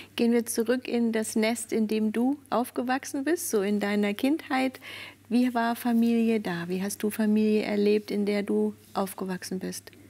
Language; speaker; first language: German; native; German